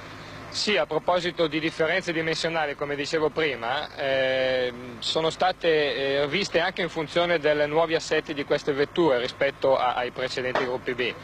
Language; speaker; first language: Italian; native; Italian